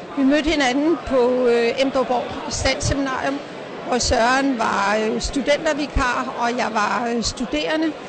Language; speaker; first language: Danish; native; Danish